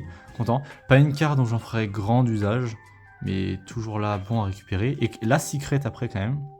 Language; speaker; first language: French; native; French